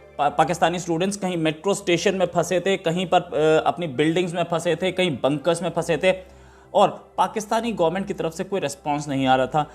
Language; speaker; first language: Hindi; native; Hindi